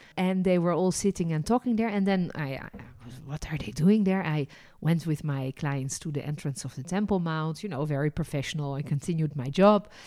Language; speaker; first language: English; non-native, fluent; Dutch